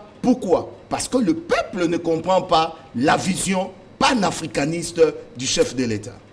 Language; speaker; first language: French; non-native, local second language; Lingala